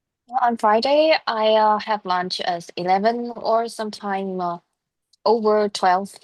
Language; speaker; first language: English; non-native, learner; Vietnamese